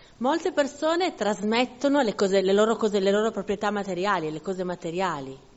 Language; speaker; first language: Italian; native; Italian